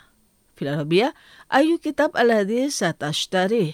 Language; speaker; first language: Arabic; non-native, learner; Indonesian